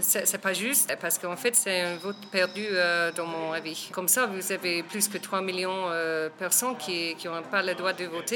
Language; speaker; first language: French; non-native, fluent; English